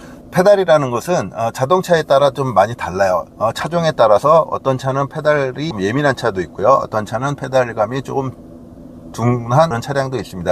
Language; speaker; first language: Korean; native; Korean